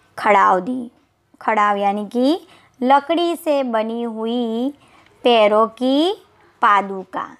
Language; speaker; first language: Hindi; non-native, local second language; Gujarati